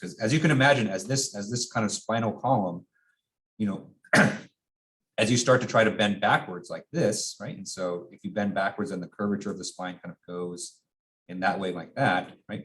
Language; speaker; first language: English; native; English